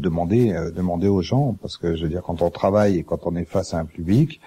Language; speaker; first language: French; native; French